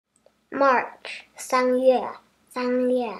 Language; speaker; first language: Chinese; early bilingual, heritage; Chinese